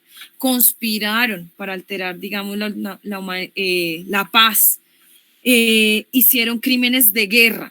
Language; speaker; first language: Spanish; native; Spanish